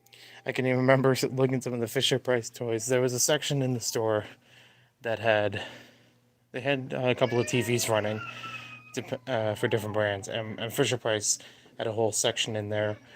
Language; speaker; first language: English; native; English